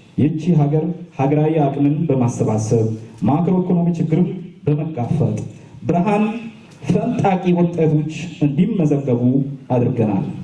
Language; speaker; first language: Amharic; non-native, local second language; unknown